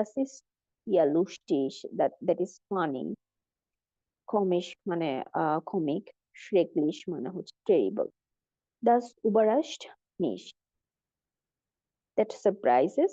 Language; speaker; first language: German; non-native, fluent; Bangla